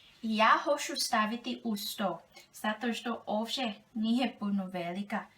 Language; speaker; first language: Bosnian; non-native, learner; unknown